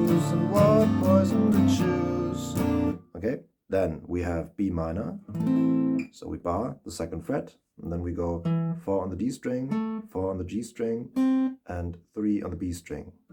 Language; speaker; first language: English; non-native, fluent; German